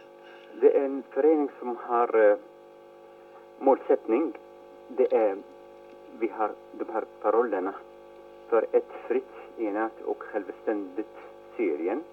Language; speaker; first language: Swedish; non-native, fluent; Arabic